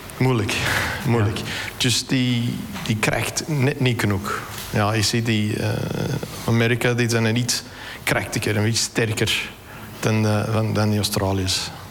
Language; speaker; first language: Dutch; non-native, fluent; English